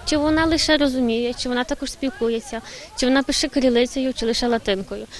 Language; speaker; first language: Ukrainian; early bilingual, heritage; Ukrainian